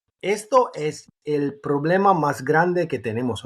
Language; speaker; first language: Spanish; non-native, fluent; Italian